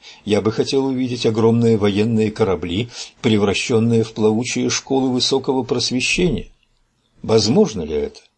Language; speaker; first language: Russian; native; Russian